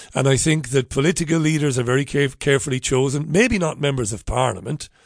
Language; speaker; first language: English; native; English